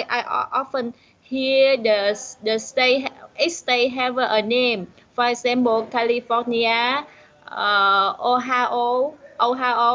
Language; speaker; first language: English; non-native, learner; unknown